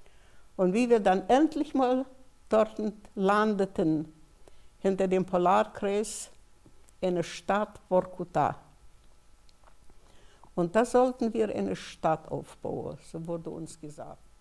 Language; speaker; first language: German; early bilingual, heritage; German